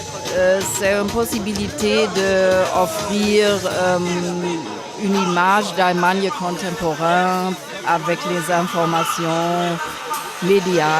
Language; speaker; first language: French; non-native, fluent; German